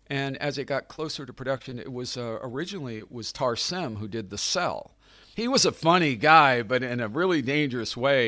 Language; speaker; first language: English; native; English